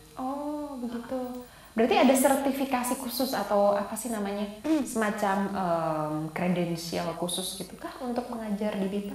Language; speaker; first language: Indonesian; native; Indonesian